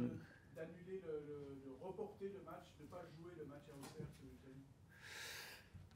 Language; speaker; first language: French; native; French